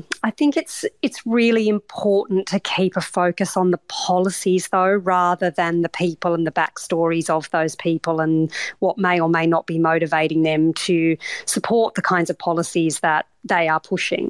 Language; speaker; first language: English; native; English